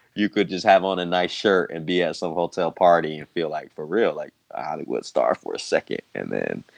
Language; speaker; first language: English; native; English